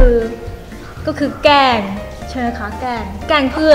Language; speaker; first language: Thai; non-native, fluent; Chinese